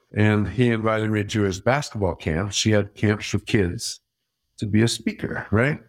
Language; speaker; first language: English; early bilingual, other home language; Dutch